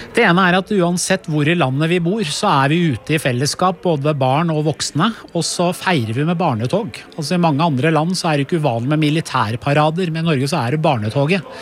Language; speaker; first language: Norwegian; early bilingual, other home language; Persian